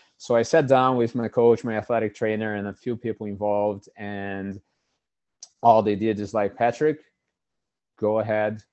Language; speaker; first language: English; non-native, fluent; Portuguese